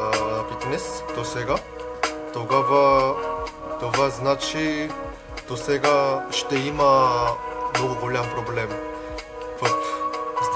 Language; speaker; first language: Bulgarian; non-native, learner; Korean